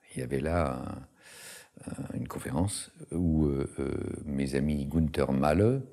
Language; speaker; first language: French; native; French